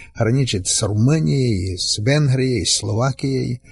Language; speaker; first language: Russian; non-native, local second language; Rusyn